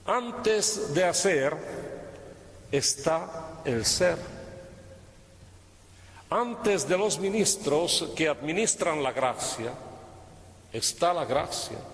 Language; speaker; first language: Spanish; non-native, fluent; Italian